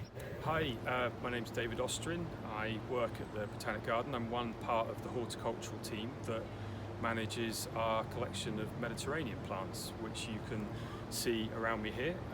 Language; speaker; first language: English; native; English